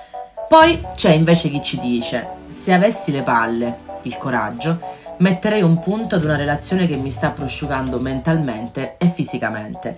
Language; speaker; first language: Italian; native; Italian